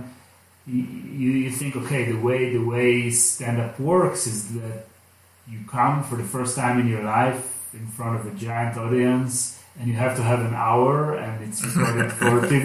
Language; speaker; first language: English; non-native, fluent; Hebrew